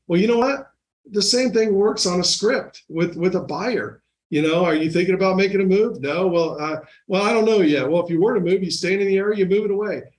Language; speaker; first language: English; native; English